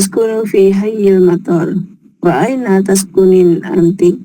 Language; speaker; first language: Arabic; non-native, learner; Indonesian